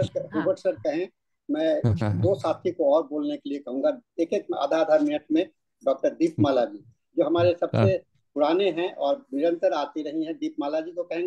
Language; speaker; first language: Hindi; native; Hindi